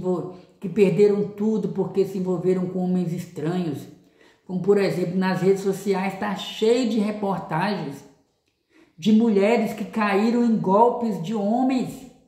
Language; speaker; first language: Portuguese; native; Portuguese